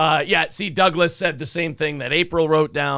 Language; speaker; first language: English; native; English